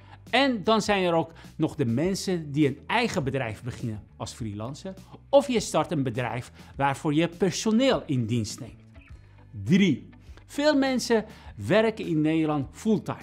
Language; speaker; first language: Dutch; non-native, fluent; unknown